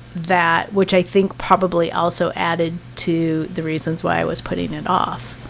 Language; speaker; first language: English; native; English